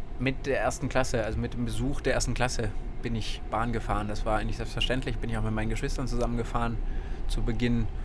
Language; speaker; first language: German; native; German